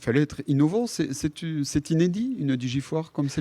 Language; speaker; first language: French; native; French